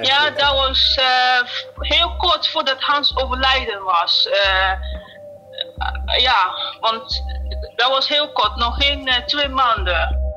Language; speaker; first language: Dutch; non-native, fluent; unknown